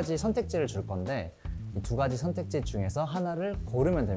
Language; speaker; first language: Korean; native; Korean